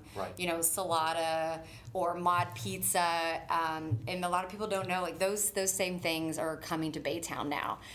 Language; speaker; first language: English; native; English